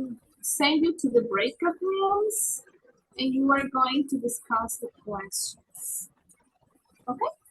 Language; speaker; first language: English; non-native, learner; Spanish